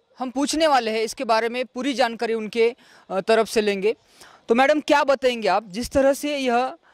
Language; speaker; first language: Hindi; non-native, local second language; Marathi